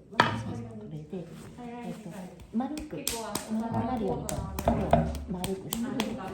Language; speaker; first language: Japanese; native; Japanese